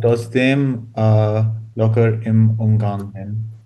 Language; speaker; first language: German; non-native, learner; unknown